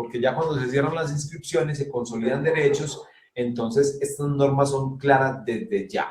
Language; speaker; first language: Spanish; native; Spanish